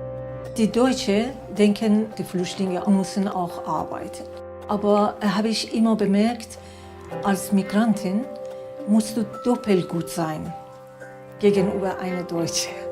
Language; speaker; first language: German; non-native, fluent; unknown